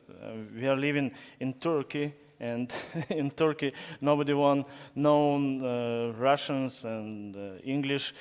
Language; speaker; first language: English; non-native, learner; Russian